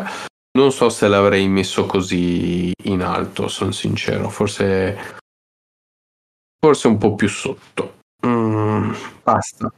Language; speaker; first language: Italian; native; Italian